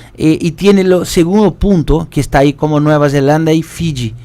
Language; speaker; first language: Spanish; non-native, fluent; Portuguese